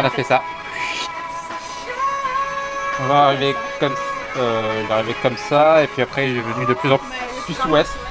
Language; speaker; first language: French; native; French